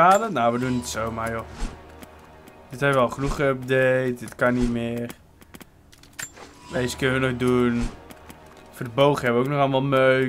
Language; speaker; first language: Dutch; native; Dutch